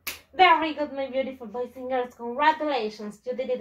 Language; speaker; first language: English; non-native, fluent; Spanish